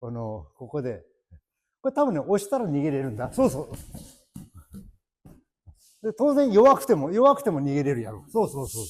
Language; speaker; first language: Japanese; native; Japanese